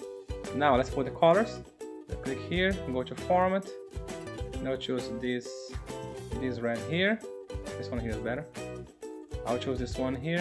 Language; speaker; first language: English; non-native, fluent; Portuguese